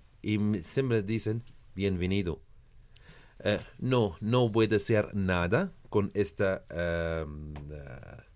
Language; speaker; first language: Spanish; non-native, learner; Arabic